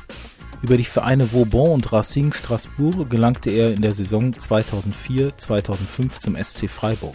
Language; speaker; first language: German; native; German